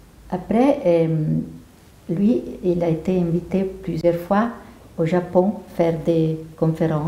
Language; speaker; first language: French; non-native, fluent; Italian